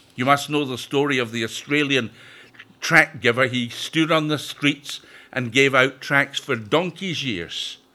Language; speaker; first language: English; native; English